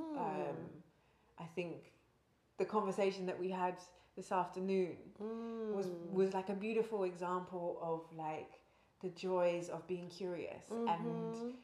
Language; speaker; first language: English; native; English